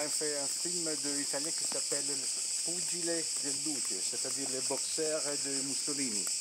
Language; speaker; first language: French; non-native, fluent; Italian